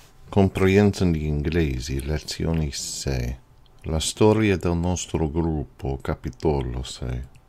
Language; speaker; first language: Italian; non-native, learner; English